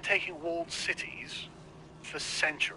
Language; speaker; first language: English; native; English